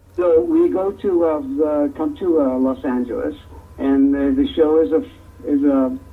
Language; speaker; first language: English; native; English